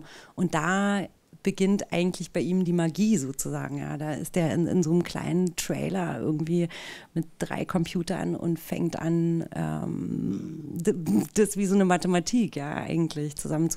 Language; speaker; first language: German; native; German